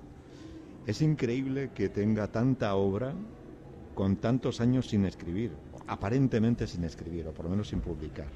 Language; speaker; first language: Spanish; native; Spanish